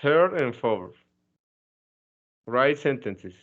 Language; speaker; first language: English; non-native, fluent; Spanish